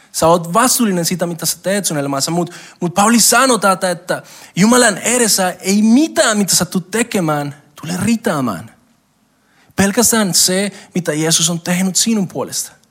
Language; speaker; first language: Finnish; non-native, fluent; Spanish